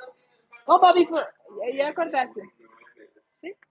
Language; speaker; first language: Spanish; native; Spanish